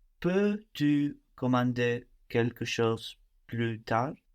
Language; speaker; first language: French; non-native, learner; Spanish